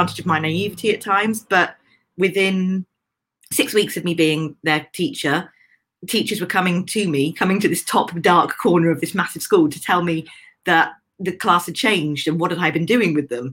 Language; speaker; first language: English; native; English